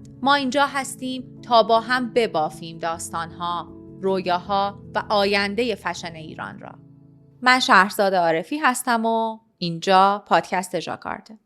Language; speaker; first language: Persian; native; Persian